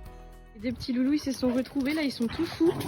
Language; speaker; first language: French; native; French